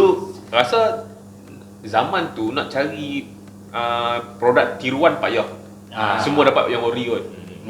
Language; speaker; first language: Malay; native; Malay